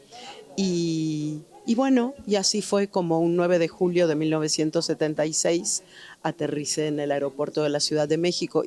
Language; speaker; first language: Spanish; native; Spanish